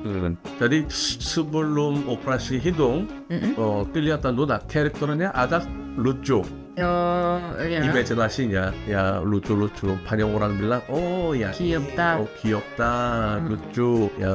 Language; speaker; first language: Indonesian; non-native, fluent; Korean